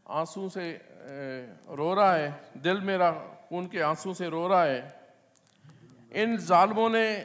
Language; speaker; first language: Urdu; non-native, local second language; Sindhi